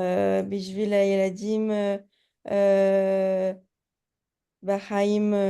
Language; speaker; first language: Hebrew; non-native, learner; French